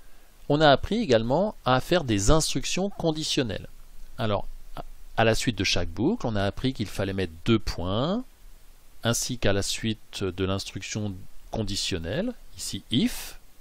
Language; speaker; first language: French; native; French